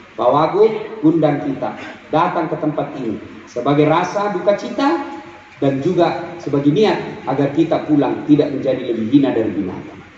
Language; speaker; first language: Indonesian; non-native, local second language; Buginese